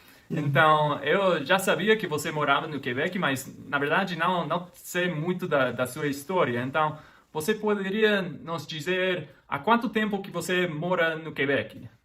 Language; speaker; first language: Portuguese; non-native, fluent; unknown